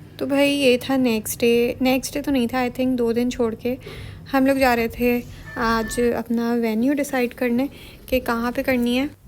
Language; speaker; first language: Urdu; native; Urdu